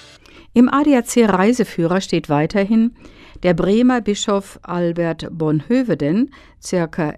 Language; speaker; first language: German; native; German